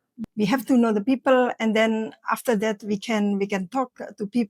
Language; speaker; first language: English; non-native, learner; Indonesian